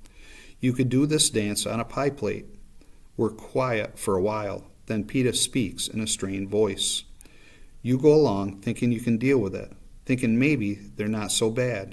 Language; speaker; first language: English; native; English